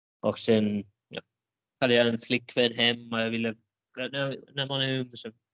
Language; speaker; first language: Swedish; non-native, local second language; Finnish